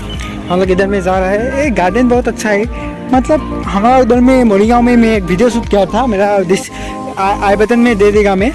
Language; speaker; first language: Hindi; non-native, local second language; Assamese